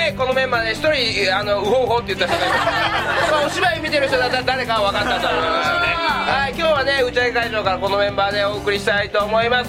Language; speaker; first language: Japanese; native; Japanese